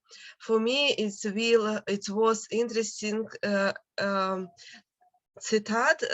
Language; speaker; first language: English; non-native, learner; Russian